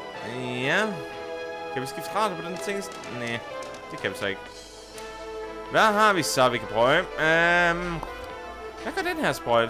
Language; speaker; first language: Danish; native; Danish